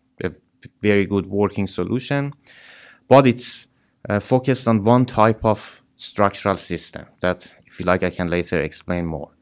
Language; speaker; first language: English; non-native, fluent; Persian